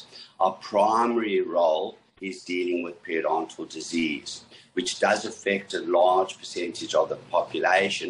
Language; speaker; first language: English; native; English